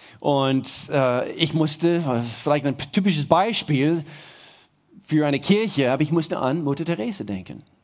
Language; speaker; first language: German; non-native, fluent; English